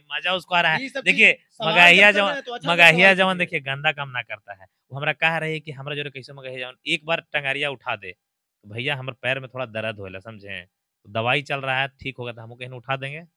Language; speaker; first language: Hindi; native; Hindi